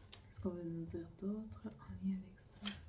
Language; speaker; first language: French; native; French